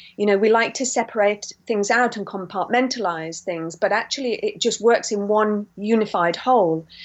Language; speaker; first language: English; native; English